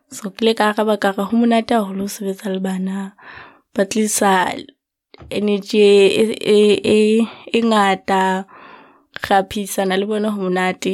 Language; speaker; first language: English; non-native, local second language; Southern Sotho